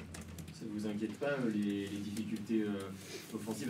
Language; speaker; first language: French; native; French